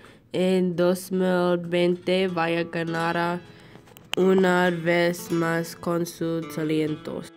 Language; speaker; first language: Spanish; non-native, learner; English